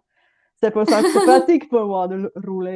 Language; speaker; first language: French; non-native, fluent; Bulgarian